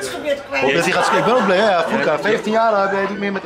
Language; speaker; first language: Dutch; native; Dutch